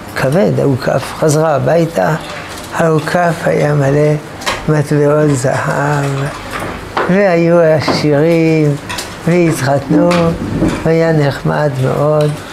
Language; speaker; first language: Hebrew; non-native, fluent; French